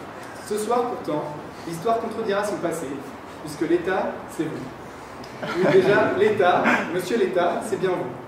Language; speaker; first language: French; native; French